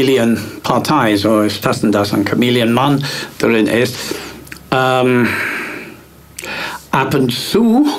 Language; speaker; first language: German; non-native, fluent; English